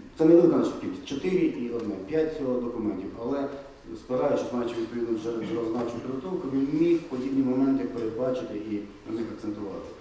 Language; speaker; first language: Ukrainian; native; Ukrainian